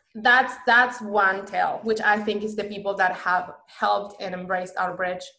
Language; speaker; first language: English; non-native, fluent; Spanish